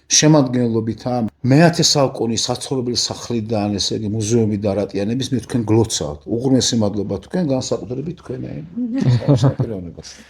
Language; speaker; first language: Georgian; non-native, local second language; Svan